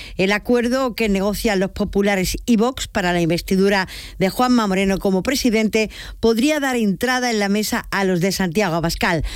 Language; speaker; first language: Spanish; native; Spanish